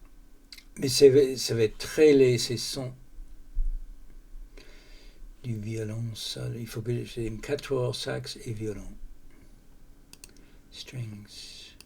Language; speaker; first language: French; non-native, fluent; English